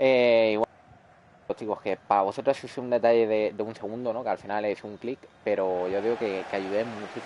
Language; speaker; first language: Spanish; native; Spanish